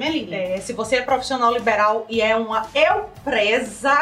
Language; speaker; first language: Portuguese; native; Portuguese